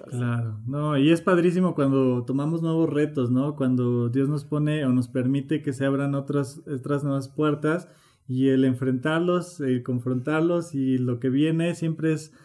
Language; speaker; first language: Spanish; native; Spanish